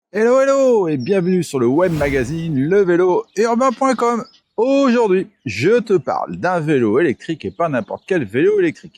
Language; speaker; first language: French; native; French